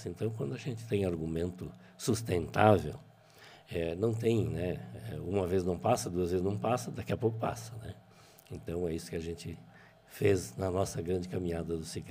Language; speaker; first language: Portuguese; native; Portuguese